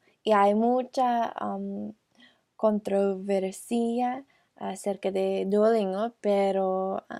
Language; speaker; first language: Spanish; non-native, learner; English